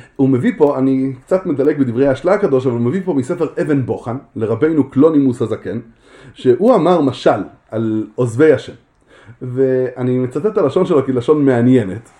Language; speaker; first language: Hebrew; native; Hebrew